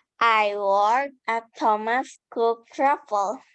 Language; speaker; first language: English; non-native, learner; Indonesian